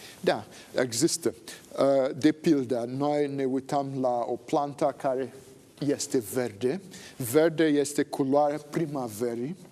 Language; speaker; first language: Romanian; non-native, fluent; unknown